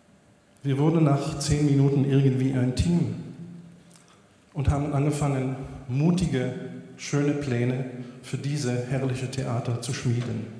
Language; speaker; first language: German; non-native, fluent; Hebrew